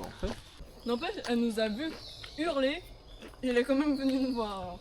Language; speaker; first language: French; native; French